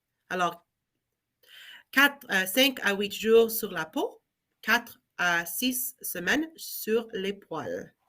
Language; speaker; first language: French; non-native, learner; English